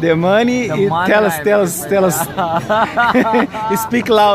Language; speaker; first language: English; non-native, learner; Portuguese